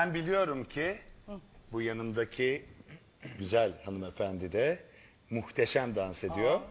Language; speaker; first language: Turkish; native; Turkish